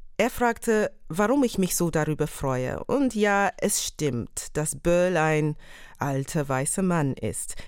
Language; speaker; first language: German; non-native, fluent; English